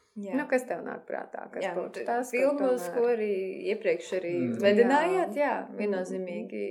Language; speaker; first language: Latvian; native; Latvian